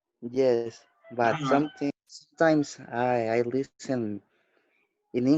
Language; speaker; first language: English; non-native, learner; Spanish